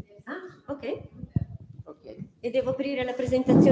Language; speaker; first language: Italian; native; Italian